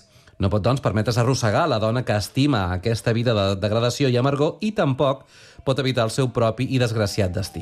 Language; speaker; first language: Catalan; native; Catalan